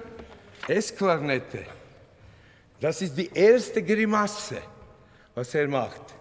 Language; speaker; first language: German; non-native, learner; Latvian